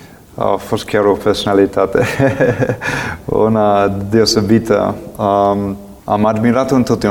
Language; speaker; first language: Romanian; non-native, fluent; English